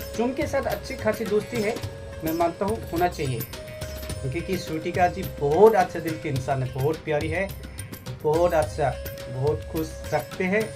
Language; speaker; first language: Hindi; non-native, local second language; Kok Borok